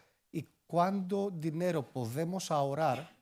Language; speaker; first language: Spanish; non-native, fluent; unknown